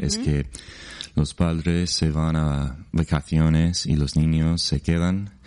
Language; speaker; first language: Spanish; non-native, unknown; English